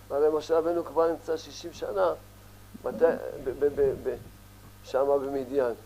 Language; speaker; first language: Hebrew; early bilingual, other home language; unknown